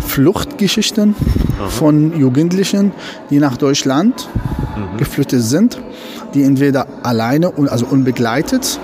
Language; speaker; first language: German; non-native, fluent; Arabic